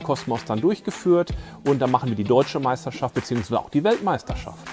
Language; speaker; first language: German; native; German